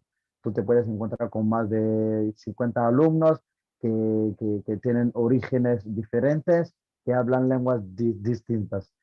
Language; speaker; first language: Spanish; non-native, fluent; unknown